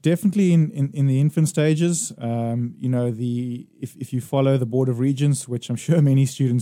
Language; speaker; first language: English; native; English